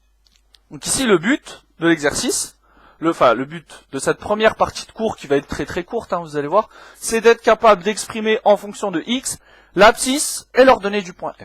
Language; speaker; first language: French; native; French